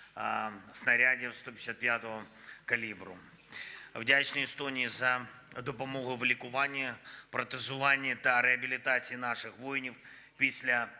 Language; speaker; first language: Ukrainian; non-native, local second language; Russian